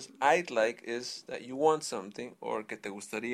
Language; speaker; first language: English; non-native, fluent; Spanish